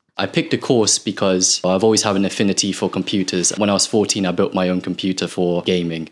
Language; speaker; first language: English; native; English